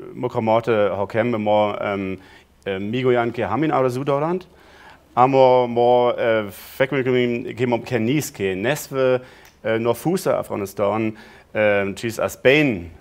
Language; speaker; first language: Persian; non-native, fluent; German